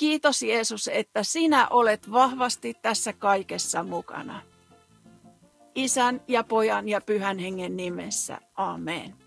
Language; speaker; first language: Finnish; native; Finnish